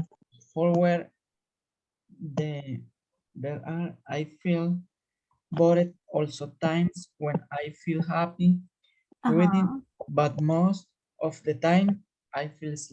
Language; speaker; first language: English; non-native, learner; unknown